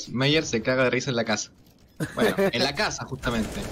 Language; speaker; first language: Spanish; native; Spanish